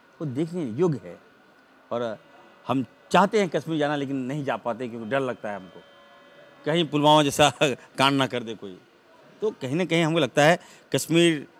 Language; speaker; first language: Hindi; native; Hindi